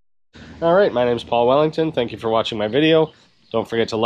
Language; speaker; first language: English; native; English